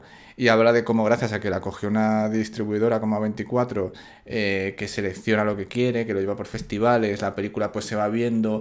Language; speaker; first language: Spanish; native; Spanish